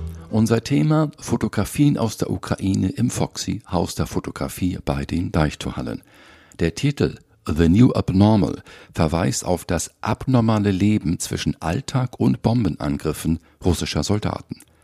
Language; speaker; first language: German; native; German